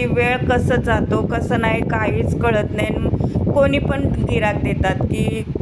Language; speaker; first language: Marathi; non-native, local second language; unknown